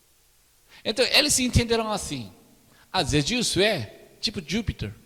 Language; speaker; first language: Portuguese; non-native, learner; Korean